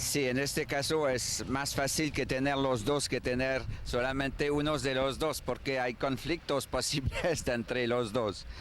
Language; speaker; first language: Spanish; non-native, learner; French